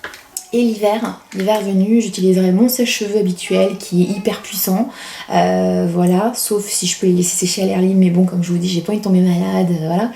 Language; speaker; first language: French; native; French